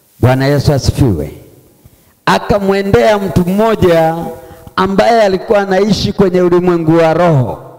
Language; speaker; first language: Swahili; non-native, local second language; Sukuma